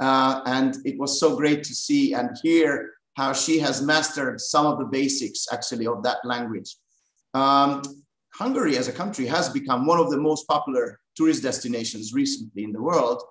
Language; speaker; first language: English; non-native, fluent; Hungarian